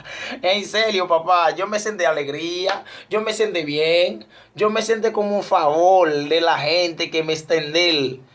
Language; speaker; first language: Spanish; non-native, learner; Haitian Creole